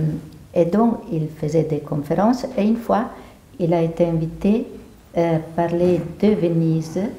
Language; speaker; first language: French; non-native, fluent; Italian